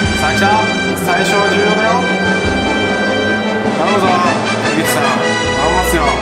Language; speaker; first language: Japanese; native; Japanese